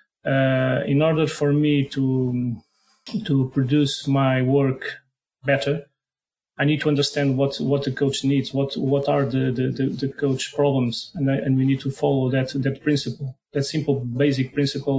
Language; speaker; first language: English; non-native, fluent; Portuguese